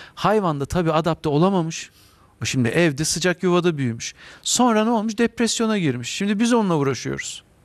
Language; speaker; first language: Turkish; native; Turkish